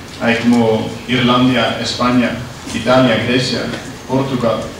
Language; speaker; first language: Spanish; non-native, learner; Dutch